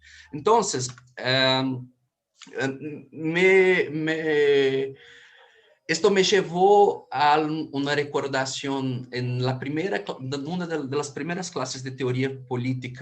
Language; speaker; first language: Spanish; non-native, fluent; Portuguese